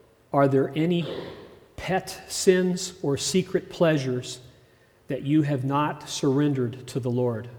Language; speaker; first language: English; early bilingual, other home language; German